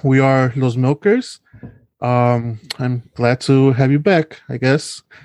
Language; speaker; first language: English; early bilingual, other home language; Spanish